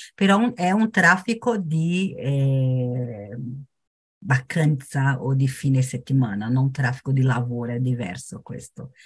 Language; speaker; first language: Italian; non-native, fluent; Portuguese